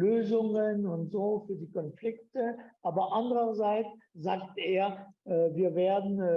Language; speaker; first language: German; non-native, fluent; French